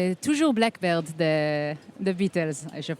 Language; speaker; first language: French; non-native, fluent; Hebrew